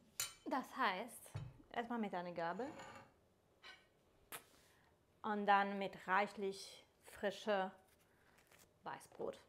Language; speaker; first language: German; non-native, fluent; Italian